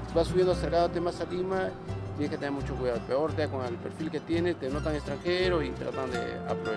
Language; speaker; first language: Spanish; native; Spanish